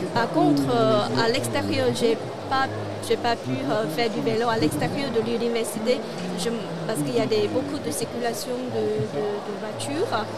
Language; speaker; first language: French; non-native, fluent; Chinese